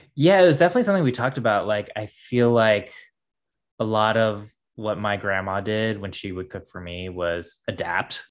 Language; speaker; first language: English; native; English